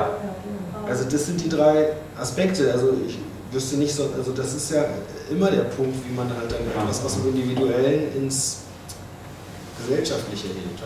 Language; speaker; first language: German; native; German